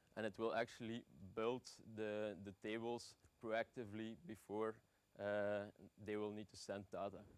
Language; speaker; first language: English; non-native, fluent; Dutch